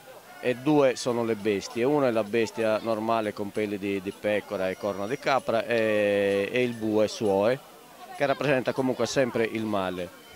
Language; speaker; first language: Italian; native; Italian